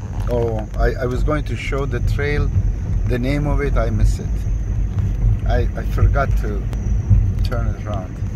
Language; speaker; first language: English; non-native, fluent; Turkish